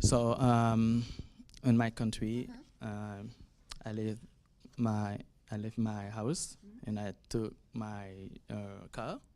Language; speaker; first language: English; non-native, learner; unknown